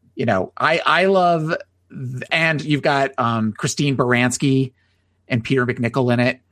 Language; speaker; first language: English; native; English